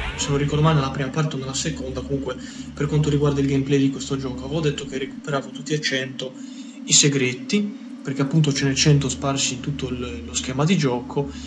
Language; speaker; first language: Italian; native; Italian